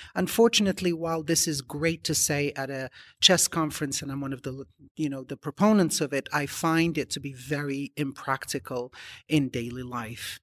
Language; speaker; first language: English; non-native, fluent; Arabic